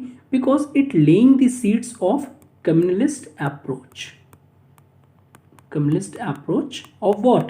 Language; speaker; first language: English; non-native, local second language; Hindi